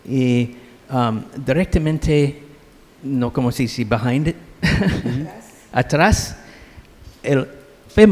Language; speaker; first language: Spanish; non-native, learner; English